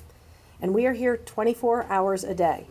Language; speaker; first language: English; native; English